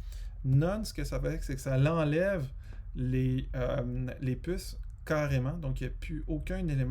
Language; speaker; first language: French; native; French